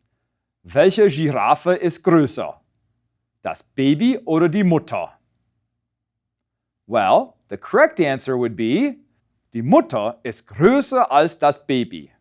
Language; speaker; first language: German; non-native, fluent; English